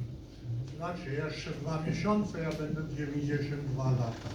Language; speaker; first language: Polish; non-native, local second language; Yiddish